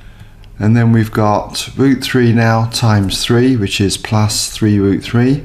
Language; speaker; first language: English; native; English